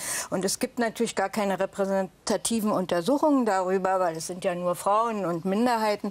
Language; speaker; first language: German; native; German